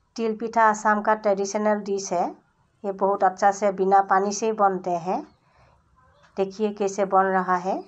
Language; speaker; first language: Hindi; non-native, local second language; Assamese